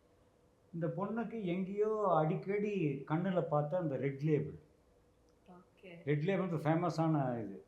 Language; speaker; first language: Tamil; native; Tamil